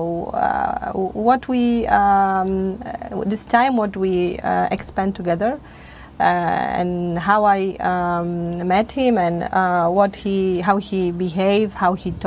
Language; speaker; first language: English; non-native, fluent; Polish